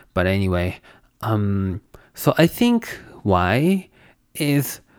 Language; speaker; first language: English; non-native, fluent; Japanese